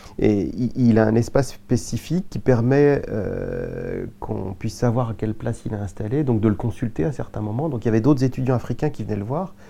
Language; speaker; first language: French; native; French